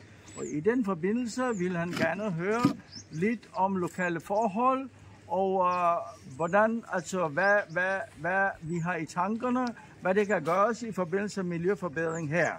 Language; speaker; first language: Danish; non-native, fluent; Bangla